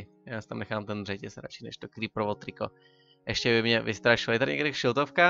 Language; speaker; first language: Czech; native; Czech